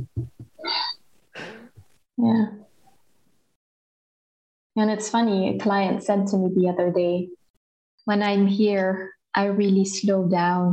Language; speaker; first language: English; non-native, fluent; Dutch